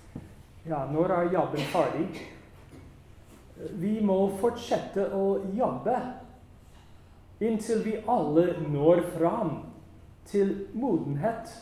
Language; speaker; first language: Norwegian; non-native, fluent; English